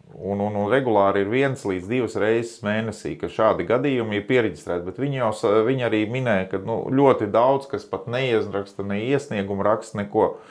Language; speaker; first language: Latvian; native; Latvian